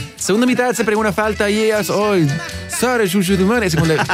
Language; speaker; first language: Spanish; non-native, fluent; English